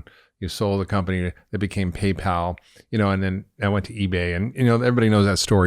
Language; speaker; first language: English; native; English